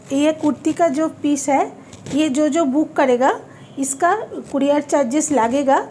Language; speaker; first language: Hindi; non-native, local second language; Bangla